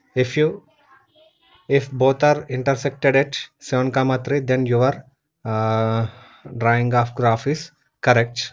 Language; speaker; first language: English; non-native, local second language; Telugu